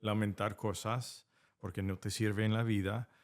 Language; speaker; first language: Spanish; non-native, fluent; English